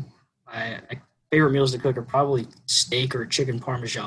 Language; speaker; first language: English; native; English